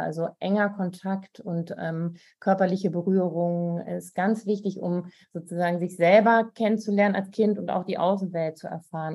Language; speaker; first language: German; native; German